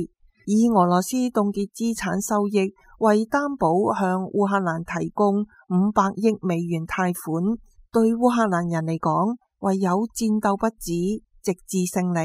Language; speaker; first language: Chinese; non-native, local second language; Cantonese